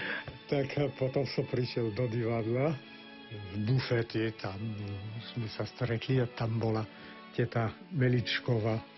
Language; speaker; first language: Slovak; non-native, fluent; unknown